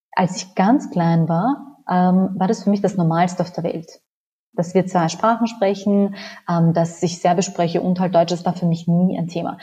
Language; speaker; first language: German; native; German